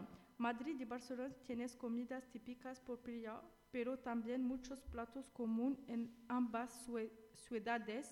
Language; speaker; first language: Spanish; non-native, learner; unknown